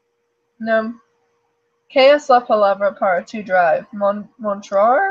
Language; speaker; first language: Spanish; non-native, learner; English